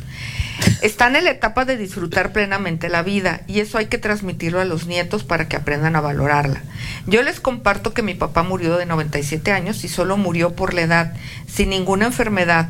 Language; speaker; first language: Spanish; native; Spanish